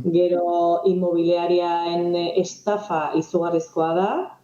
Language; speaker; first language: Basque; non-native, local second language; Spanish